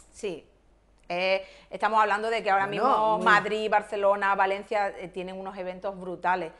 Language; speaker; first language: Spanish; native; Spanish